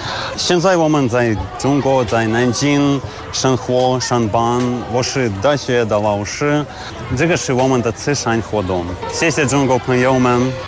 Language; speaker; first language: Chinese; non-native, learner; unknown